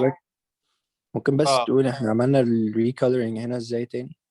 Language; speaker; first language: Arabic; native; Arabic